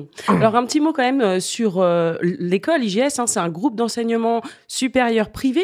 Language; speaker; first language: French; native; French